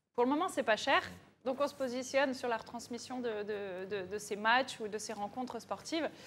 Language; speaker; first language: French; native; French